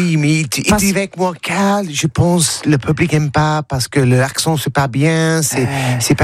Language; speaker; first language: French; non-native, learner; English